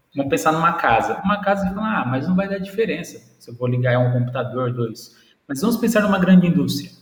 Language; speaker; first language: Portuguese; native; Portuguese